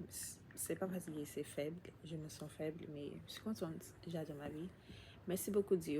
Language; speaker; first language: French; non-native, learner; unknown